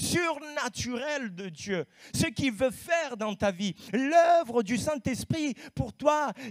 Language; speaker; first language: French; native; French